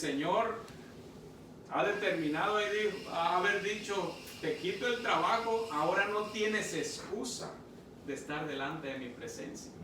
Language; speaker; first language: Spanish; native; Spanish